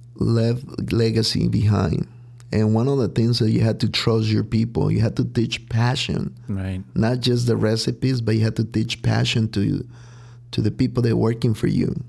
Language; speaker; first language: English; non-native, fluent; Spanish